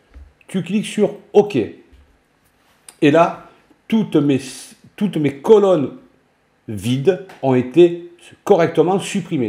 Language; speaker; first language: French; native; French